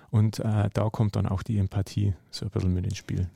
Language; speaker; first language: German; native; German